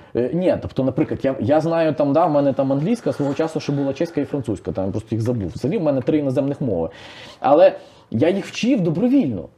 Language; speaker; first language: Ukrainian; native; Ukrainian